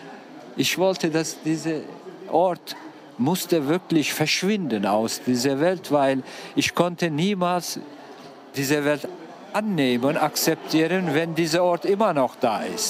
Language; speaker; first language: German; non-native, fluent; Turkish